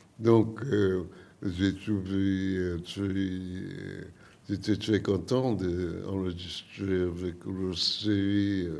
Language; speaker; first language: French; non-native, learner; English